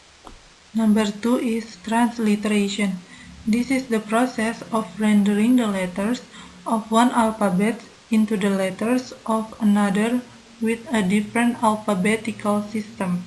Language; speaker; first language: English; non-native, learner; Indonesian